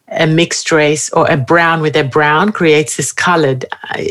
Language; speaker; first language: English; native; English